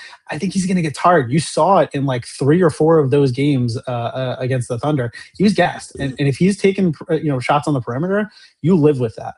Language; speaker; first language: English; native; English